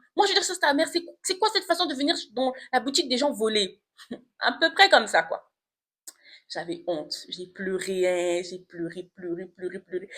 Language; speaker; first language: French; non-native, local second language; Lingala